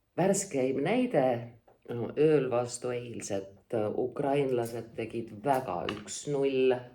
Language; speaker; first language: Estonian; native; Estonian